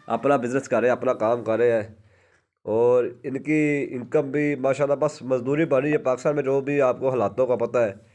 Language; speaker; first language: Urdu; non-native, local second language; Punjabi